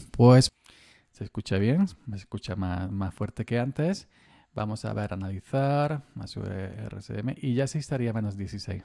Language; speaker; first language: Spanish; native; Spanish